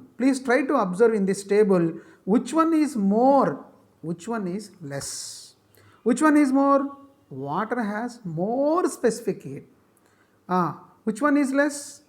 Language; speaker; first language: English; non-native, local second language; Telugu